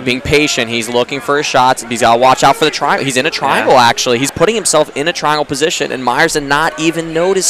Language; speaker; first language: English; native; English